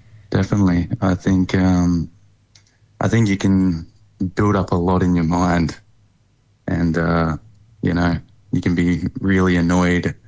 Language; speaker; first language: English; native; English